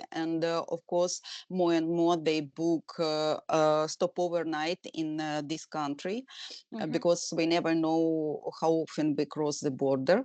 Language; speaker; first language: English; non-native, learner; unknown